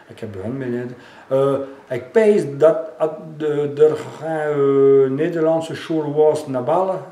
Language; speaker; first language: Dutch; non-native, local second language; French